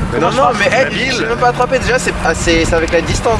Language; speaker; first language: French; native; French